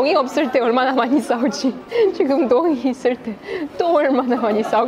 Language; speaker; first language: Korean; non-native, learner; Russian